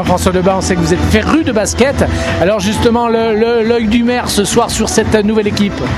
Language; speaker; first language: French; native; French